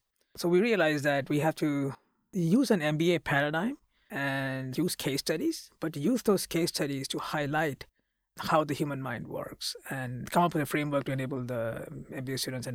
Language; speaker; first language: English; non-native, local second language; Malayalam